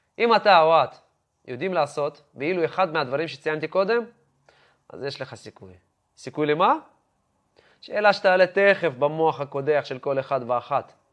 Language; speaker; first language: Hebrew; non-native, fluent; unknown